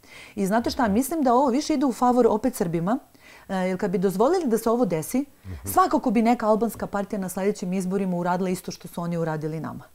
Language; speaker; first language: Serbian; native; Serbian